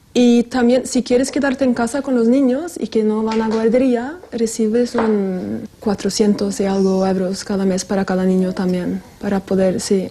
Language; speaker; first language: Spanish; non-native, fluent; Norwegian